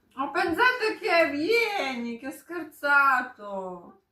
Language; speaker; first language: Italian; non-native, learner; Ukrainian